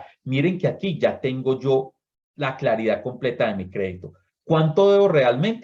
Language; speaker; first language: Spanish; native; Spanish